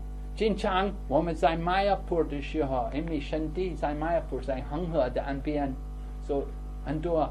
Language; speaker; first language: Chinese; non-native, fluent; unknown